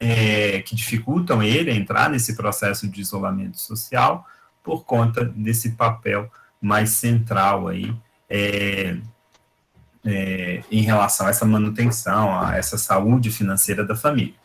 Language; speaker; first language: Portuguese; native; Portuguese